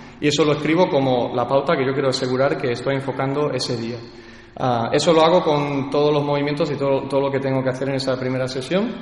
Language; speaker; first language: Spanish; early bilingual, heritage; Spanish